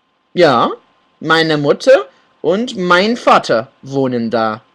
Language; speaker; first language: German; non-native, fluent; English